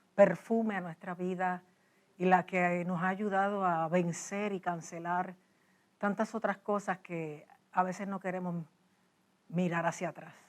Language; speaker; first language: Spanish; native; Spanish